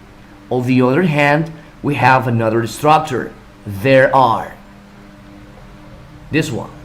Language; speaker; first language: English; non-native, fluent; Spanish